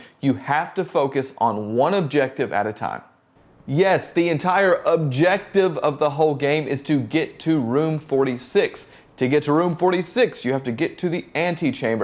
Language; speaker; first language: English; native; English